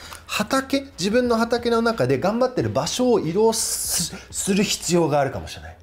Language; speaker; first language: Japanese; non-native, fluent; English